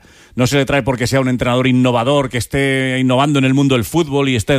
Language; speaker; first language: Spanish; native; Spanish